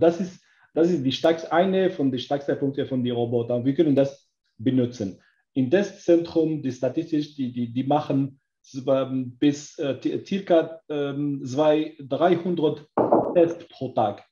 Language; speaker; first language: German; non-native, learner; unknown